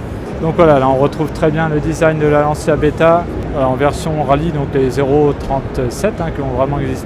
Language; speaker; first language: French; native; French